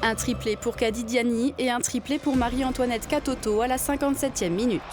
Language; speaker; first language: French; native; French